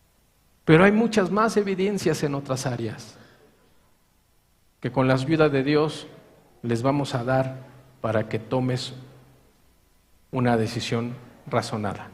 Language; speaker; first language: Spanish; native; Spanish